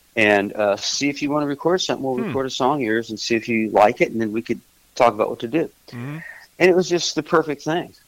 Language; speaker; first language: English; native; English